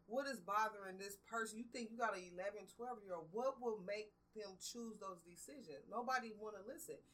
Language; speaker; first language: English; native; English